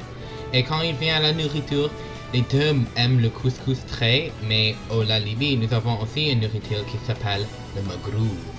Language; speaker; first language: French; non-native, learner; English